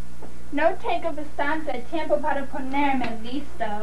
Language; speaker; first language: Spanish; non-native, learner; English